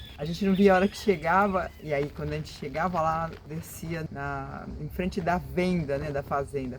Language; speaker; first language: Portuguese; native; Portuguese